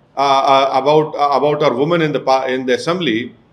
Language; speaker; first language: English; non-native, local second language; Hindi